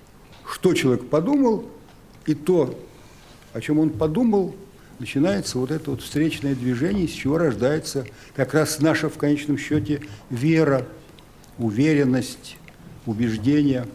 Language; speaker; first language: Russian; native; Russian